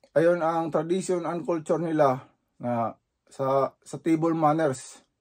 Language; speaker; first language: Filipino; native; Filipino